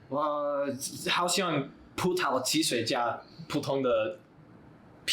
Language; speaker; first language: Chinese; non-native, learner; English